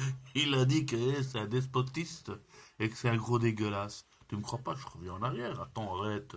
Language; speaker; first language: French; native; French